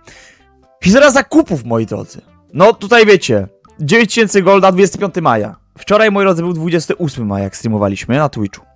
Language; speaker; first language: Polish; native; Polish